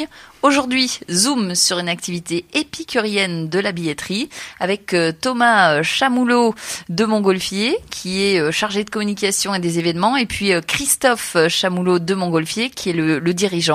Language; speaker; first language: French; native; French